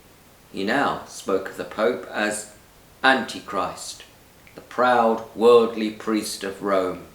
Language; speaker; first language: English; native; English